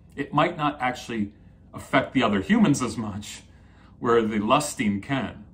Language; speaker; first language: English; native; English